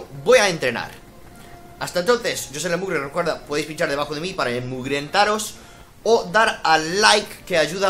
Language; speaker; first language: Spanish; native; Spanish